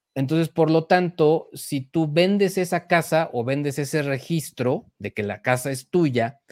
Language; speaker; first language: Spanish; native; Spanish